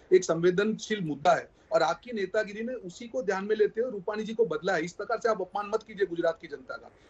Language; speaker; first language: Hindi; non-native, local second language; Gujarati